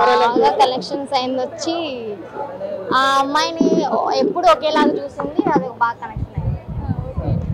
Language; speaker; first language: Telugu; native; Telugu